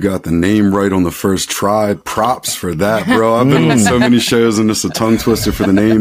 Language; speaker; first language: English; native; English